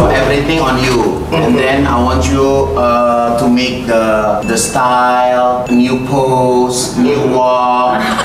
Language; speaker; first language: English; non-native, learner; Indonesian